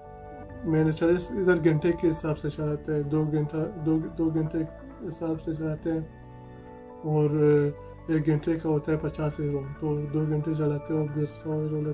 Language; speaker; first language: Hindi; non-native, fluent; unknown